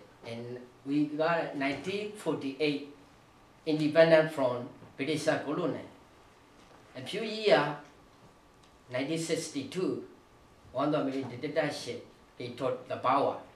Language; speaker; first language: English; non-native, learner; Burmese